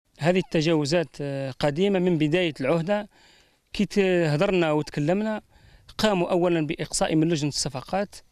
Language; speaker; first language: Arabic; native; Arabic